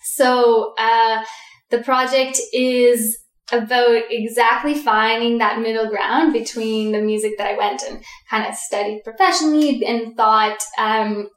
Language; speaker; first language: English; early bilingual, other home language; Russian